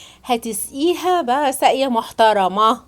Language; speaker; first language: Arabic; native; Arabic